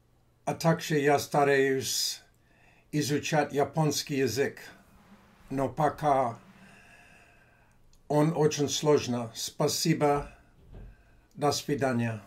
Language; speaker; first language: Russian; non-native, learner; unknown